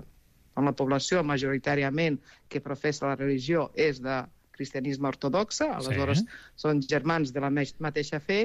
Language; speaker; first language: Catalan; non-native, fluent; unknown